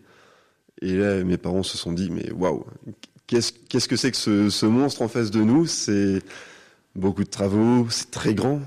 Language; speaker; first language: French; native; French